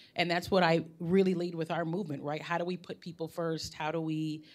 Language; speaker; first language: English; native; English